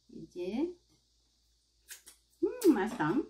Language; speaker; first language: Korean; non-native, learner; Filipino